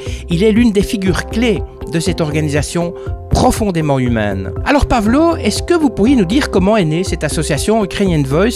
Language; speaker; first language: French; native; French